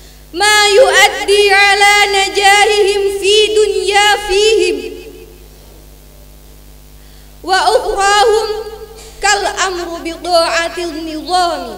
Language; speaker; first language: Arabic; non-native, learner; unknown